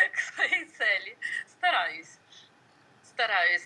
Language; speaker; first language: Russian; non-native, local second language; Ukrainian